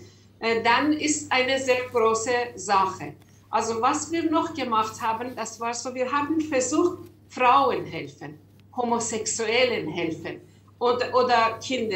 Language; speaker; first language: German; non-native, learner; Persian